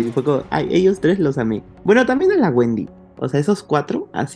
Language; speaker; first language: Spanish; native; Spanish